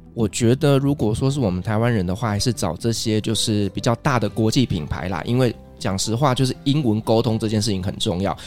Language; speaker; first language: Chinese; native; Chinese